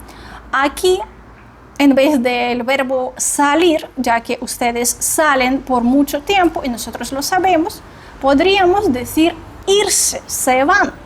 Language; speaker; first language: Spanish; non-native, fluent; Russian